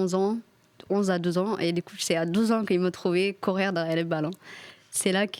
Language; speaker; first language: French; non-native, fluent; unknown